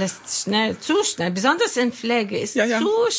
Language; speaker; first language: German; non-native, learner; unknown